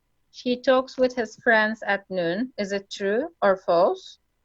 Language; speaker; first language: English; non-native, fluent; Turkish